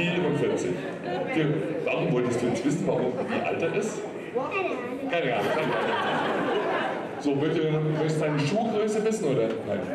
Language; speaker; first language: German; native; German